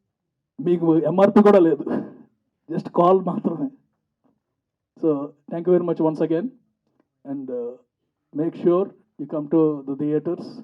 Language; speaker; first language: Telugu; native; Telugu